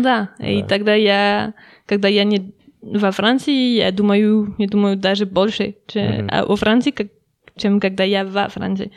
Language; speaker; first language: Russian; non-native, learner; French